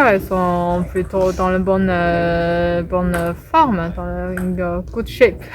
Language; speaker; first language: French; non-native, learner; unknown